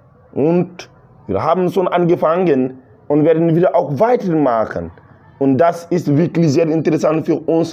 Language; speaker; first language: German; non-native, learner; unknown